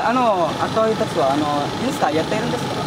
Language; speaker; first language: Japanese; non-native, learner; Indonesian